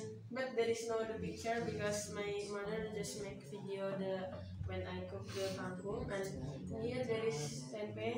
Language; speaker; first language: English; non-native, learner; Indonesian